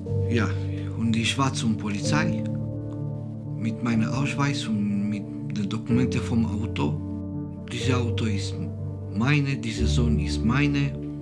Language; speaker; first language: German; non-native, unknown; Romanian